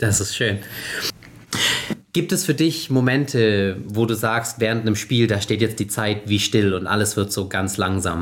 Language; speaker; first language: German; native; German